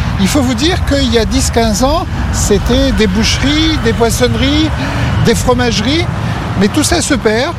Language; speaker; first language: French; native; French